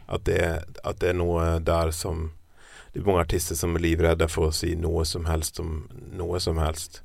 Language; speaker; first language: Norwegian; native; Norwegian